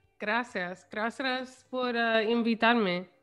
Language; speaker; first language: Spanish; early bilingual, heritage; English